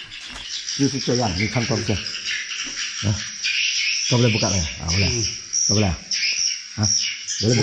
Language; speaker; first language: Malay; non-native, local second language; Chinese